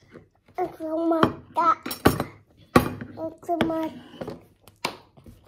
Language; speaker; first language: Japanese; native; Japanese